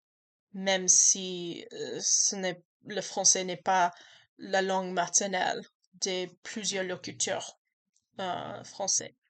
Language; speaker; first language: French; non-native, learner; English